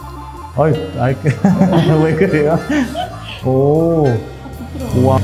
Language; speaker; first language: Korean; non-native, fluent; Spanish